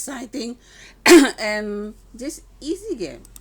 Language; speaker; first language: English; non-native, learner; Indonesian